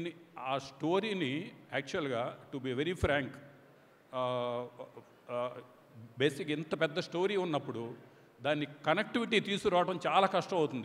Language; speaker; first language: Telugu; native; Telugu